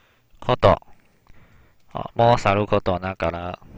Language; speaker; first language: Japanese; non-native, fluent; Chinese